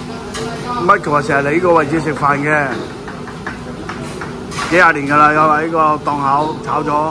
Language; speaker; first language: Cantonese; native; Cantonese